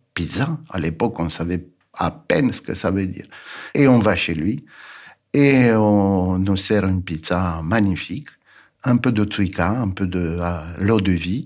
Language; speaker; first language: French; non-native, fluent; Romanian